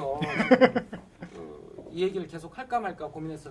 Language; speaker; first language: Korean; native; Korean